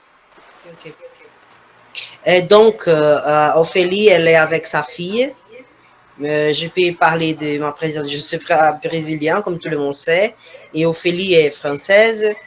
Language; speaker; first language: French; non-native, fluent; Portuguese